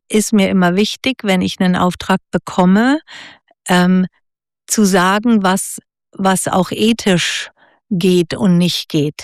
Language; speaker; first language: German; native; German